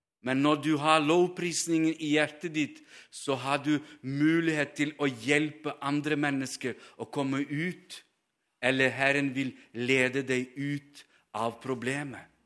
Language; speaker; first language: Norwegian; non-native, fluent; Ukrainian